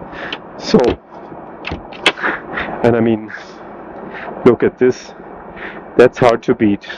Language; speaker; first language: English; non-native, fluent; German